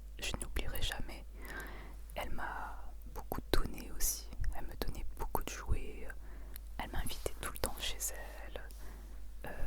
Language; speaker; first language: French; early bilingual, other home language; Aramaic